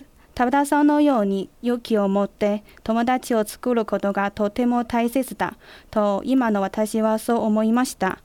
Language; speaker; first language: Japanese; non-native, fluent; Chinese